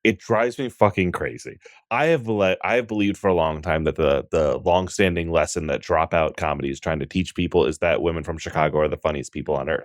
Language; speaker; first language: English; native; English